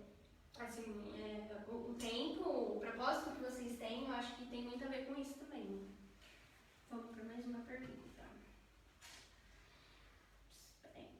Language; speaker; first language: Portuguese; native; Portuguese